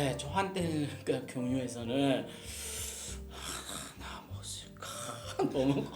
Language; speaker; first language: Korean; non-native, learner; Japanese